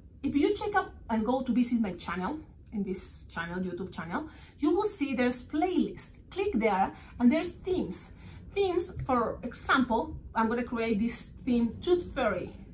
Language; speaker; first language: English; non-native, fluent; Spanish